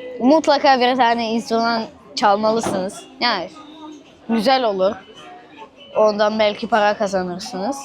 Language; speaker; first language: Turkish; early bilingual, other home language; Russian